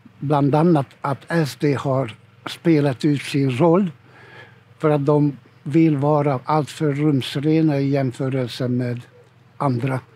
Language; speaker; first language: Swedish; non-native, fluent; Hungarian